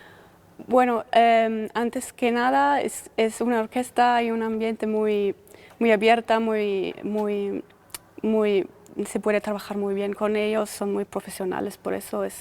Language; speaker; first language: Spanish; non-native, fluent; German